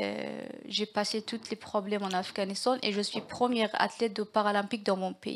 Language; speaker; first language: French; non-native, learner; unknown